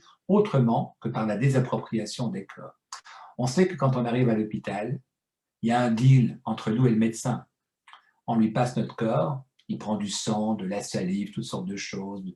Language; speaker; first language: French; native; French